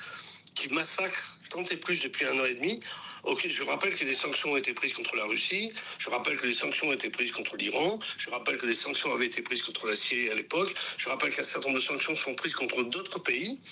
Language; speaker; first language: French; native; French